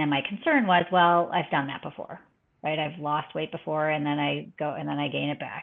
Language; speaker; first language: English; native; English